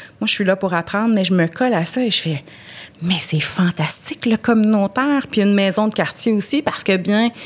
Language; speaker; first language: French; native; French